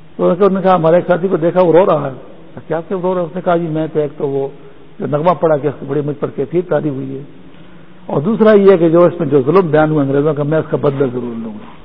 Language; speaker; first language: Urdu; non-native, local second language; Pashto